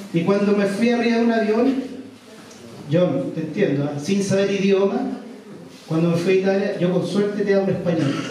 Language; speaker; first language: Spanish; native; Spanish